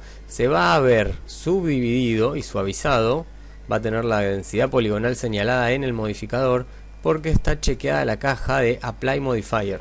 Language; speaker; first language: Spanish; native; Spanish